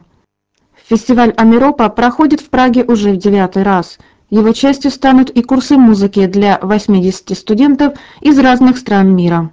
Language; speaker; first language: Russian; native; Russian